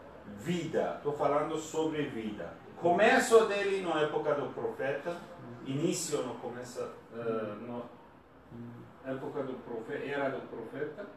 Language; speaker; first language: Portuguese; non-native, learner; Persian